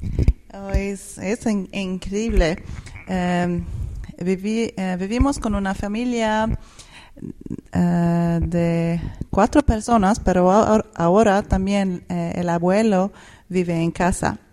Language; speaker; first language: Spanish; non-native, fluent; Swedish